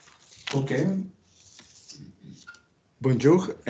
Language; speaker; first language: French; non-native, fluent; Spanish